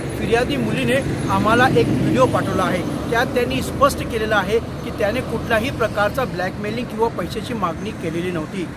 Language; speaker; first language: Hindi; native; Hindi